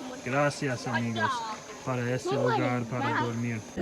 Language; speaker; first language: Spanish; non-native, learner; English